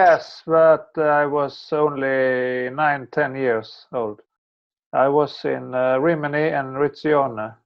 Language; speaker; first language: English; non-native, fluent; Swedish